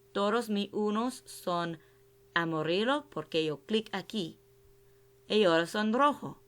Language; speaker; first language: Spanish; non-native, learner; English